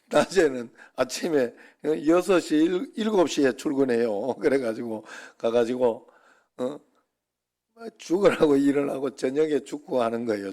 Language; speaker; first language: Korean; native; Korean